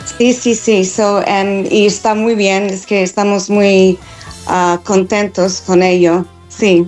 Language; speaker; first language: Spanish; non-native, fluent; English